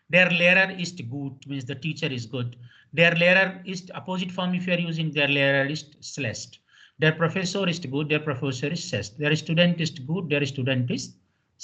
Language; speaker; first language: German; non-native, fluent; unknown